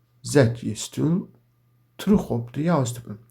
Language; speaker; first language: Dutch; non-native, learner; Turkish